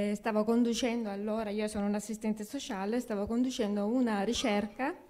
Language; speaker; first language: Italian; native; Italian